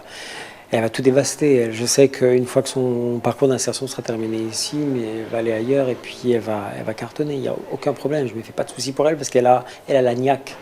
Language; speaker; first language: French; native; French